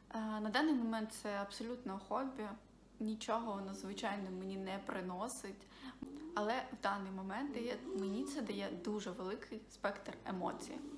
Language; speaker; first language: Ukrainian; non-native, local second language; Russian